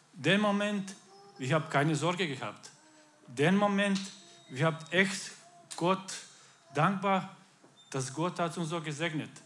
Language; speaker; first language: German; non-native, learner; Croatian